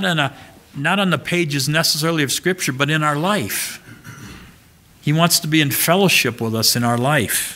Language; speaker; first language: English; native; English